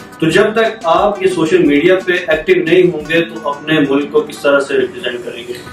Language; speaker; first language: Urdu; non-native, local second language; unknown